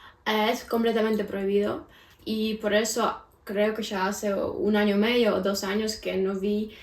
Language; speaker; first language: Spanish; non-native, fluent; Ukrainian